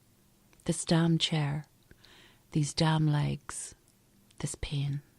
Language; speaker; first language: English; native; English